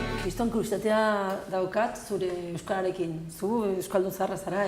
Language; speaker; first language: Basque; non-native, local second language; Spanish